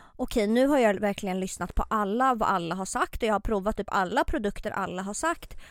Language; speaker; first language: Swedish; native; Swedish